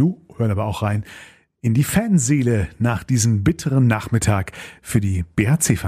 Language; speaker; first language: German; native; German